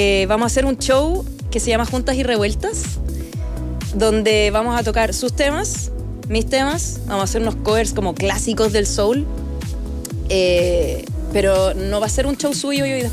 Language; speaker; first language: Spanish; non-native, local second language; English